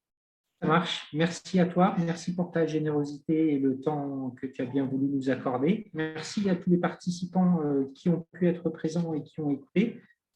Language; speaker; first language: French; native; French